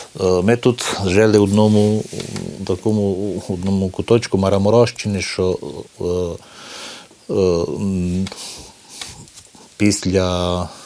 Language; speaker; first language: Ukrainian; early bilingual, heritage; Ukrainian